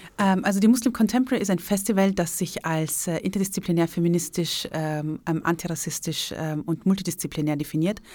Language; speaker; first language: German; early bilingual, other home language; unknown